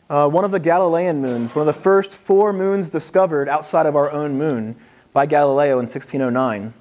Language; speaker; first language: English; native; English